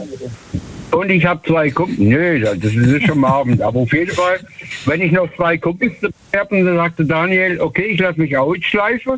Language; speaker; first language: German; native; German